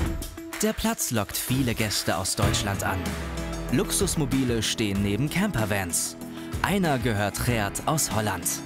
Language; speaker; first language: German; native; German